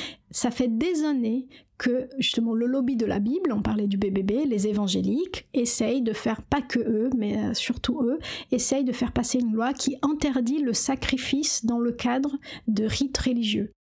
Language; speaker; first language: French; non-native, fluent; Portuguese